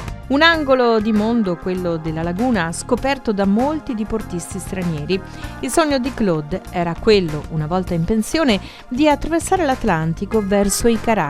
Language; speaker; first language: Italian; native; Italian